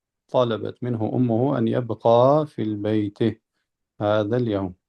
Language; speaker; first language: Arabic; non-native, fluent; Albanian